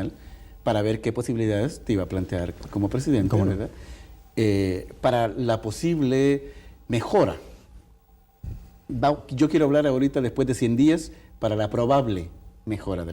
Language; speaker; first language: Spanish; native; Spanish